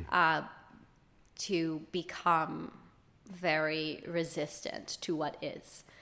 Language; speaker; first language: English; early bilingual, other home language; Hebrew